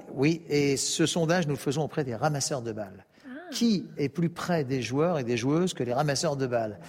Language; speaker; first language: French; native; French